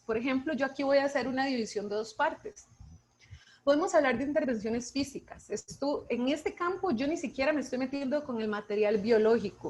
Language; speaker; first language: Spanish; native; Spanish